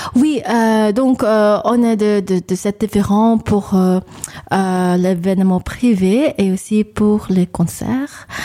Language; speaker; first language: French; non-native, learner; English